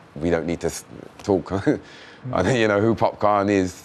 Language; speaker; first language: English; native; English